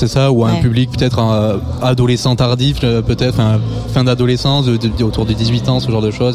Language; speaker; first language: French; native; French